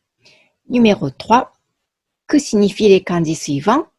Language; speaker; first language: French; non-native, fluent; Japanese